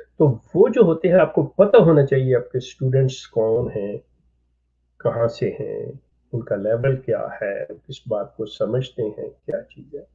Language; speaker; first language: Urdu; native; Urdu